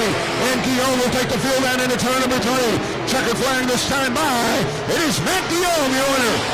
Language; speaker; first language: English; native; English